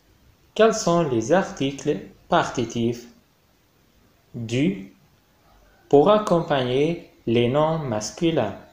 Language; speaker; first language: French; non-native, fluent; Arabic